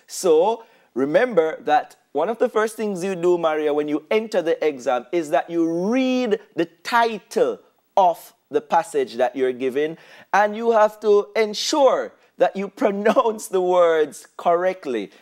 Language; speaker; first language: English; native; English